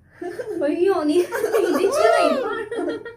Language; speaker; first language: Chinese; non-native, learner; Urdu